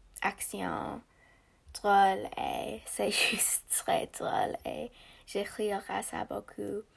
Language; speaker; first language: French; non-native, learner; English